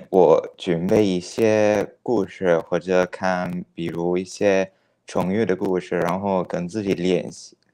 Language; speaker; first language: Chinese; non-native, fluent; Italian